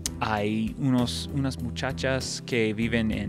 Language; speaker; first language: Spanish; non-native, fluent; English